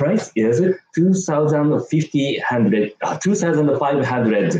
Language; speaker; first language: English; non-native, learner; Japanese